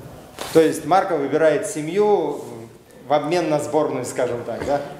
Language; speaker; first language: Russian; native; Russian